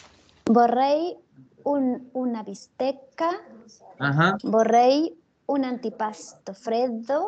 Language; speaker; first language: Italian; non-native, learner; Spanish